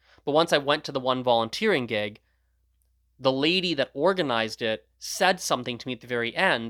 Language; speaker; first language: English; early bilingual, other home language; Gujarati